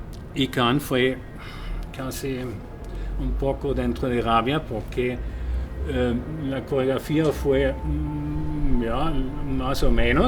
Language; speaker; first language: Spanish; non-native, fluent; German